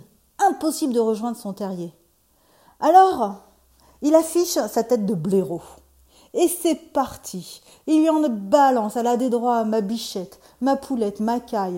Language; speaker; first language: French; native; French